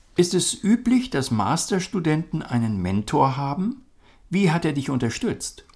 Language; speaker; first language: German; native; German